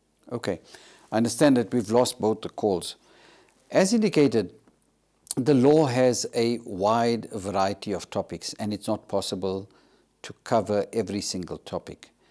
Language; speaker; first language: English; native; English